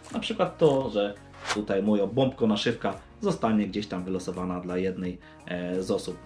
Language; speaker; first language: Polish; native; Polish